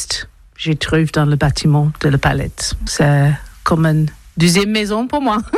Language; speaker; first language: French; non-native, learner; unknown